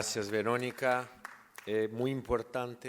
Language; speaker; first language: Spanish; non-native, learner; Portuguese